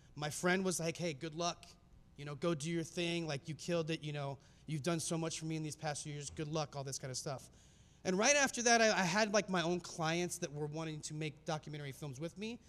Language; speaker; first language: English; native; English